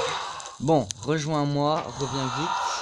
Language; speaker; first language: French; native; French